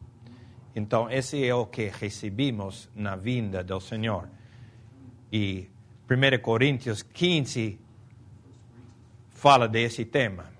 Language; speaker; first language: Portuguese; non-native, fluent; Spanish